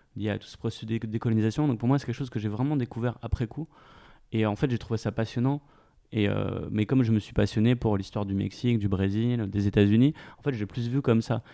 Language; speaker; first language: French; native; French